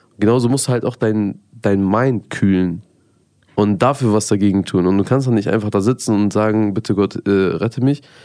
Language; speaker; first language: German; early bilingual, other home language; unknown